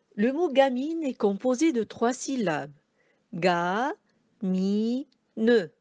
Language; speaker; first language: French; non-native, local second language; Arabic